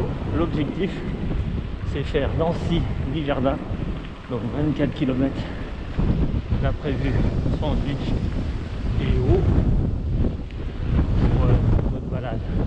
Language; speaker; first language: French; native; French